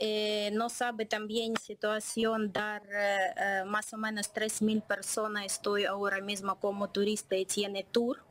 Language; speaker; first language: Spanish; non-native, learner; Ukrainian